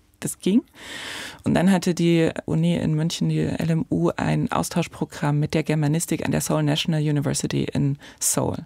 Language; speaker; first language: German; native; German